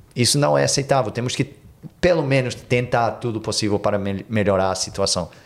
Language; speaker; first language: Portuguese; non-native, fluent; English